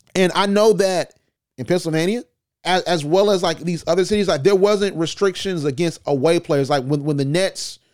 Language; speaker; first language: English; native; English